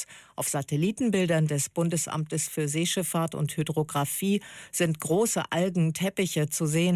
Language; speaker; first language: German; native; German